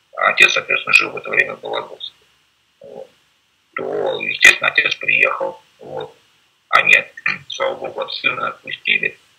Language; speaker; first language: Russian; native; Russian